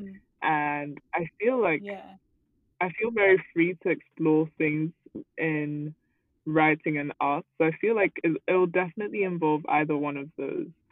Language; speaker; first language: English; non-native, local second language; Yoruba